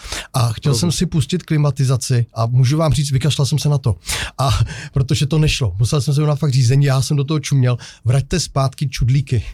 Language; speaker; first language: Czech; native; Czech